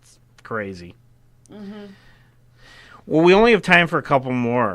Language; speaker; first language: English; native; English